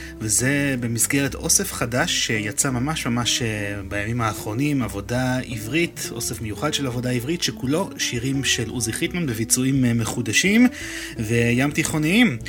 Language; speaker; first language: Hebrew; native; Hebrew